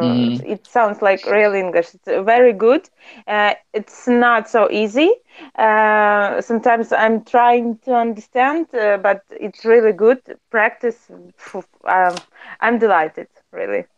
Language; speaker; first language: English; non-native, learner; Russian